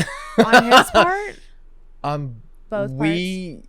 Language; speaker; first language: English; native; English